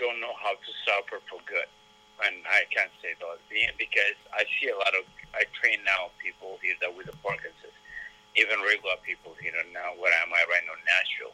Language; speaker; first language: English; non-native, learner; Amharic